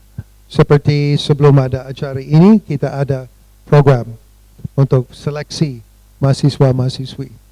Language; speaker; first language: Indonesian; non-native, fluent; English